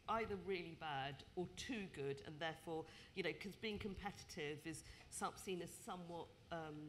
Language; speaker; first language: English; native; English